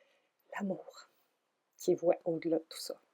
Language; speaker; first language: French; native; French